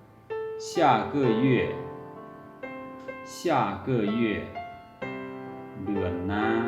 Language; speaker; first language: Chinese; non-native, fluent; Lao